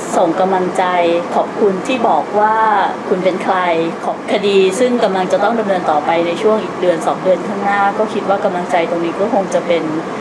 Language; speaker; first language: Thai; native; Thai